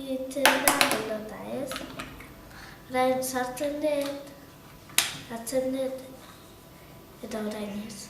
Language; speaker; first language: Basque; non-native, learner; Spanish